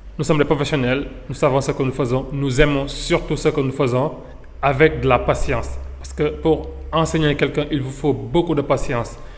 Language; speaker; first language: French; non-native, local second language; Wolof